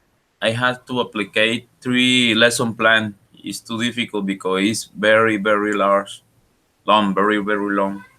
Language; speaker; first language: English; non-native, learner; Spanish